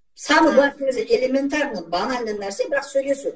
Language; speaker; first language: Russian; non-native, local second language; Kazakh